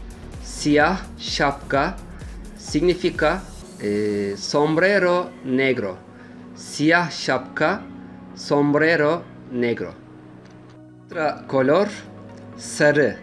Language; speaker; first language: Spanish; non-native, fluent; Turkish